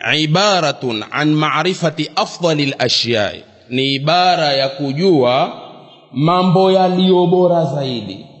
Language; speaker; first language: Swahili; native; Swahili